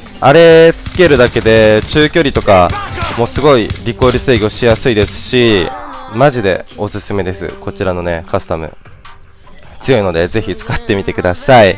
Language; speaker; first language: Japanese; native; Japanese